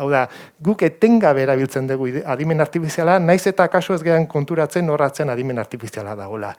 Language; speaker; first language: Basque; native; Basque